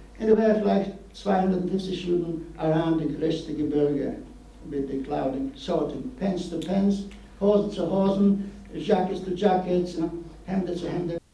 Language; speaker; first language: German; non-native, learner; Polish